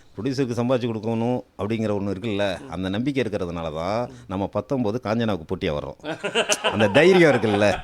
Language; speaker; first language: Tamil; native; Tamil